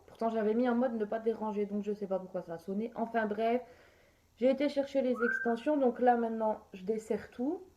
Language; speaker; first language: French; native; French